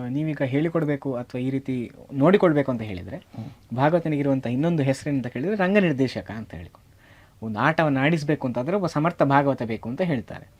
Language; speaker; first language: Kannada; native; Kannada